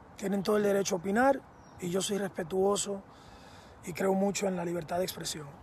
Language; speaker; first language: Spanish; early bilingual, heritage; Spanish